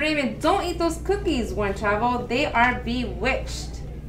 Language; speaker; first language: English; early bilingual, other home language; Spanish